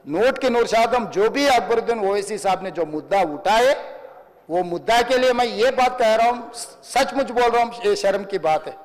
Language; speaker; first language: Hindi; non-native, local second language; Telugu